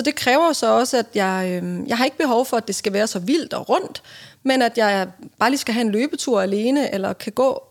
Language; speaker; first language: Danish; native; Danish